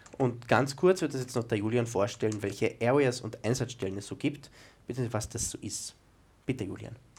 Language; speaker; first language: German; native; German